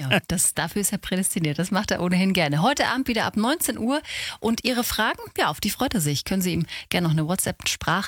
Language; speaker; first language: German; native; German